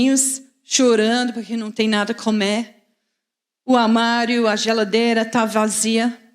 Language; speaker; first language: Portuguese; non-native, fluent; English